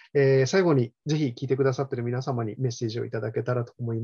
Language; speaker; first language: Japanese; native; Japanese